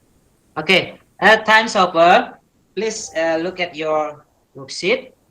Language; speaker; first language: English; non-native, learner; Indonesian